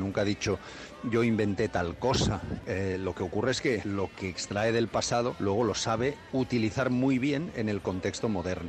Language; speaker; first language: Spanish; native; Spanish